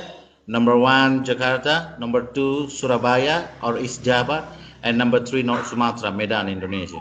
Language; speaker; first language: English; non-native, learner; Indonesian